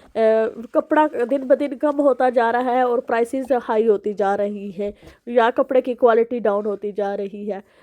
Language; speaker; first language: Urdu; non-native, local second language; Pahari-Potwari